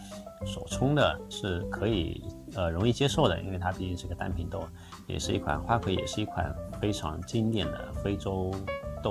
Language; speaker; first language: Chinese; native; Chinese